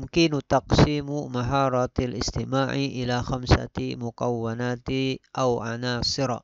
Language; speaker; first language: Arabic; non-native, fluent; Indonesian